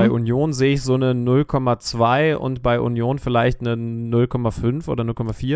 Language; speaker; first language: German; native; German